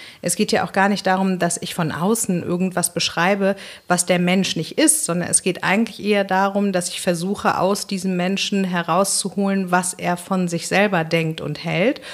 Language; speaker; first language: German; native; German